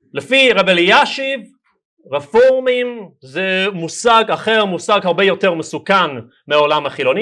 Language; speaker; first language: Hebrew; non-native, fluent; English